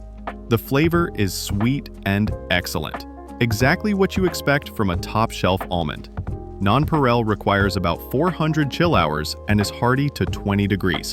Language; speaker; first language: English; native; English